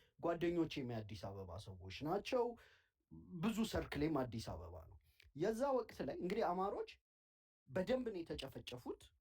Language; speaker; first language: Amharic; native; Amharic